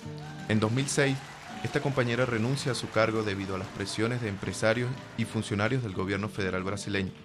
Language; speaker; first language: Spanish; native; Spanish